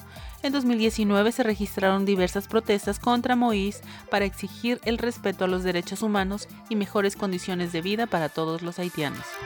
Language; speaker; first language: Spanish; native; Spanish